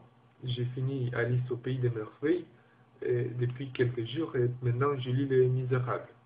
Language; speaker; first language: French; non-native, learner; Romanian